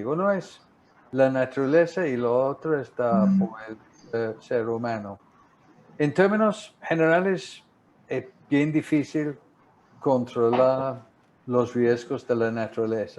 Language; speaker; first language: Spanish; non-native, fluent; English